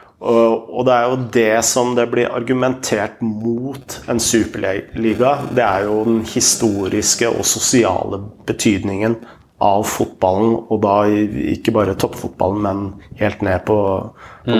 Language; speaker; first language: Norwegian; native; Norwegian